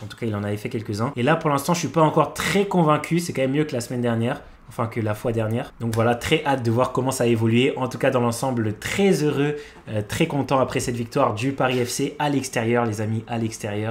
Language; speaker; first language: French; native; French